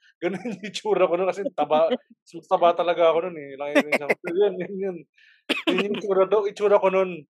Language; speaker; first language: Filipino; native; Filipino